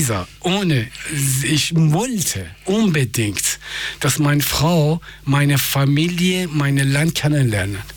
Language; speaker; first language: German; non-native, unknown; Persian